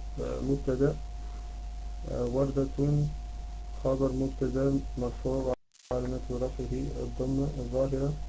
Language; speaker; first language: Arabic; non-native, learner; Dutch